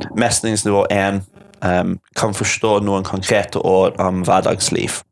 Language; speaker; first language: Norwegian; non-native, fluent; English